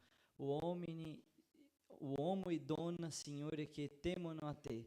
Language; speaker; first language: Italian; non-native, fluent; Portuguese